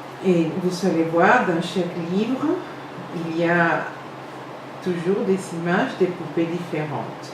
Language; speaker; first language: French; non-native, fluent; Spanish